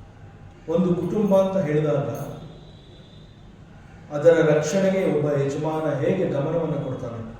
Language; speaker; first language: Kannada; native; Kannada